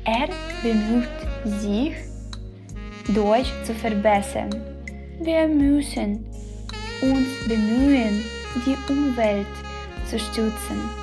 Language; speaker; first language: German; non-native, fluent; Ukrainian